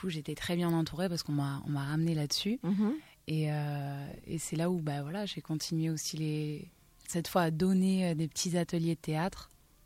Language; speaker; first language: French; native; French